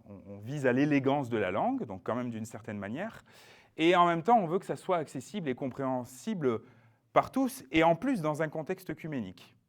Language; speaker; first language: French; native; French